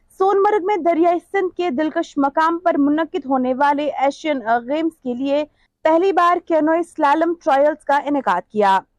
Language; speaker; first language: Urdu; non-native, local second language; Kashmiri